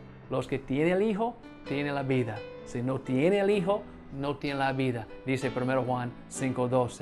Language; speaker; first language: Spanish; non-native, fluent; English